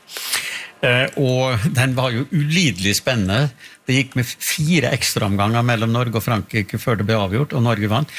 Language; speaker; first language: Norwegian; native; Norwegian